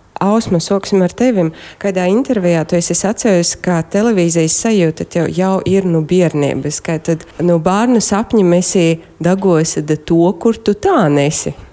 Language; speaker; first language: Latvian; native; Latvian